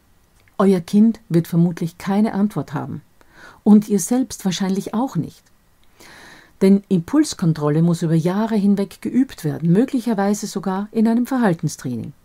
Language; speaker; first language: German; native; German